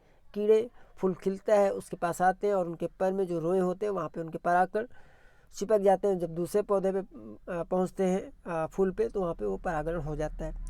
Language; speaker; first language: Hindi; native; Hindi